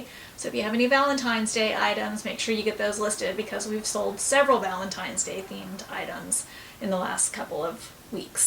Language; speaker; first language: English; native; English